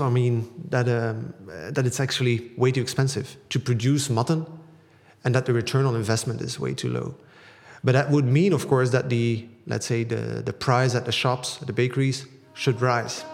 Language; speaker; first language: English; non-native, fluent; Dutch